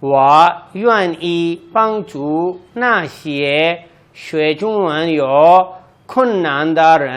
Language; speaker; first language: Chinese; non-native, learner; Urdu